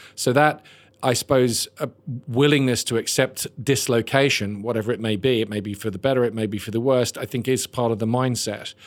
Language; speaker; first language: English; native; English